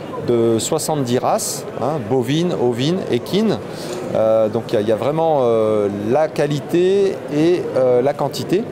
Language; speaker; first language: French; native; French